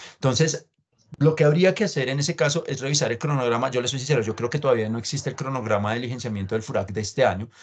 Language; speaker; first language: Spanish; native; Spanish